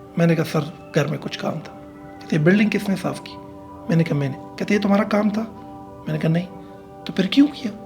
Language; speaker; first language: Urdu; non-native, local second language; Pashto